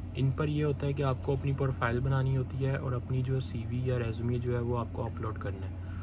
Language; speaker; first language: Urdu; native; Urdu